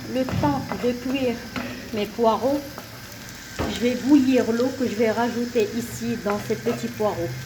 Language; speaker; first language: French; non-native, local second language; Arabic